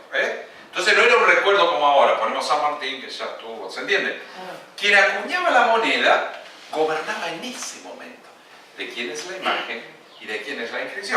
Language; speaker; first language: Spanish; native; Spanish